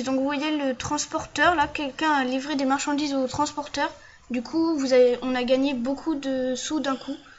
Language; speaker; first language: French; native; French